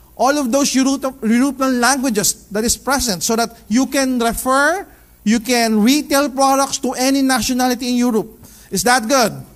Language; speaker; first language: English; non-native, local second language; Filipino